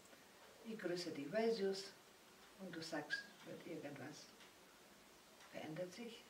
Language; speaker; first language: German; non-native, learner; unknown